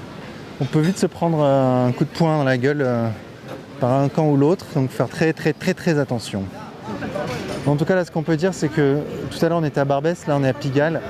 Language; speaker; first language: French; native; French